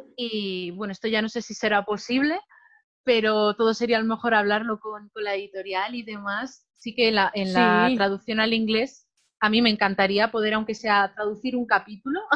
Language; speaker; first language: Spanish; native; Spanish